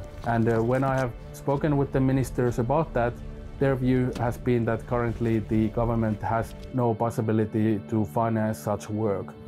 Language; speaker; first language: English; non-native, fluent; Finnish